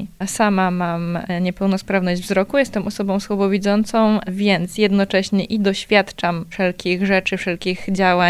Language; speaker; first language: Polish; native; Polish